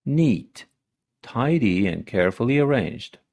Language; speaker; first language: English; non-native, fluent; Persian